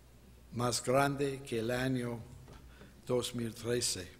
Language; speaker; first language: Spanish; non-native, fluent; English